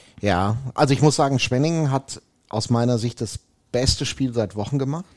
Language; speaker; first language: German; native; German